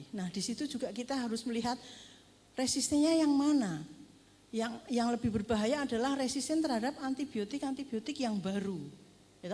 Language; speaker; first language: Indonesian; native; Indonesian